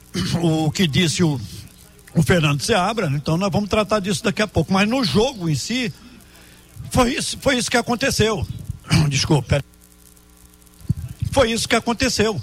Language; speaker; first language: Portuguese; native; Portuguese